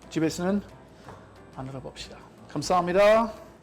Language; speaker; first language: Korean; non-native, learner; English